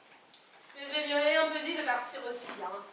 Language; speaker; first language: French; native; French